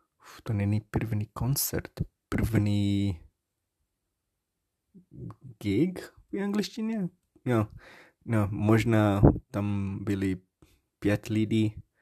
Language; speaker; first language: Czech; non-native, learner; Portuguese